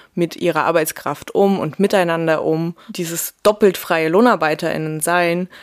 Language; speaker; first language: German; early bilingual, other home language; Russian